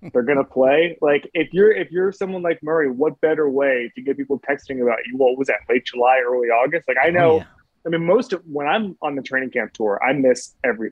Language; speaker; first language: English; native; English